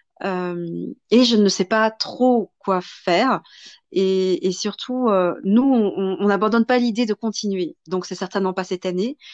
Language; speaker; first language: French; early bilingual, other home language; Vietnamese